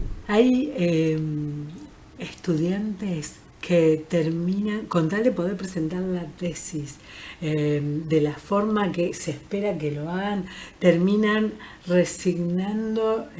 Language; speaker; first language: Spanish; native; Spanish